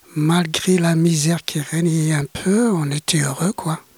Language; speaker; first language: French; non-native, local second language; Kabyle